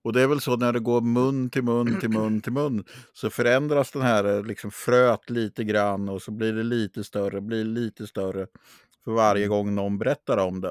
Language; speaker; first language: Swedish; native; Swedish